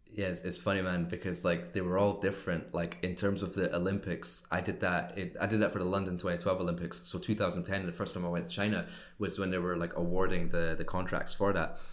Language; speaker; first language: English; native; English